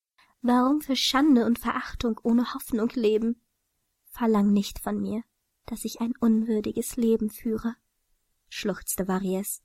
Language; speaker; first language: German; native; German